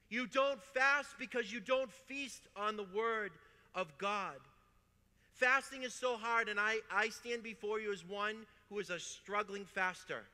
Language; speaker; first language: English; native; English